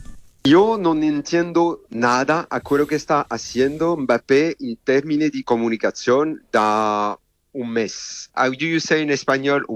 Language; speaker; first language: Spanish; non-native, learner; French